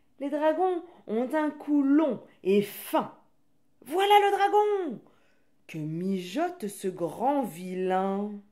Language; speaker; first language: French; native; French